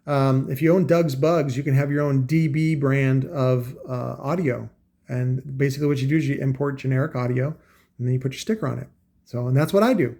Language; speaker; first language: English; native; English